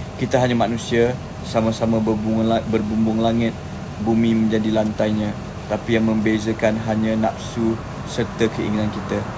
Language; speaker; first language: Malay; native; Malay